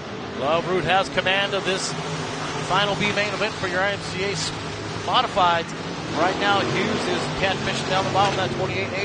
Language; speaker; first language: English; native; English